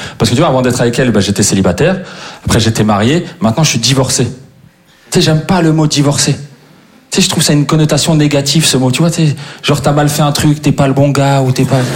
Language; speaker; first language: French; native; French